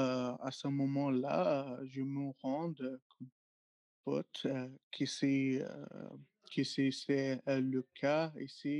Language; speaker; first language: French; non-native, learner; Arabic